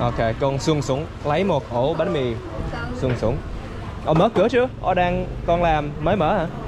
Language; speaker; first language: Vietnamese; early bilingual, heritage; English